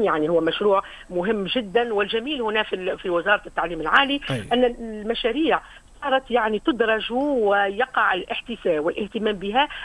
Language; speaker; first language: Arabic; native; Arabic